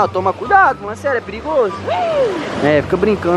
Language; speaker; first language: Portuguese; native; Portuguese